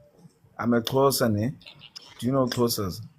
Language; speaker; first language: English; non-native, learner; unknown